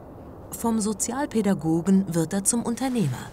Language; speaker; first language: German; native; German